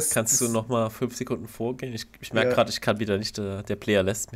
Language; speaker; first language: German; native; German